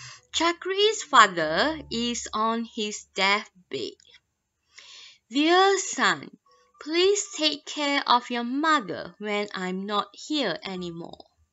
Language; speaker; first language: English; non-native, local second language; Malay